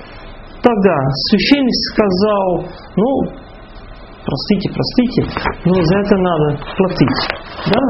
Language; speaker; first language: Russian; non-native, fluent; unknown